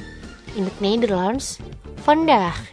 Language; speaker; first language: Dutch; non-native, fluent; Indonesian